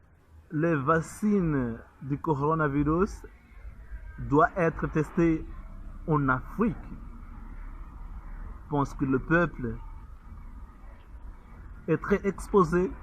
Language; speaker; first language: French; non-native, learner; Portuguese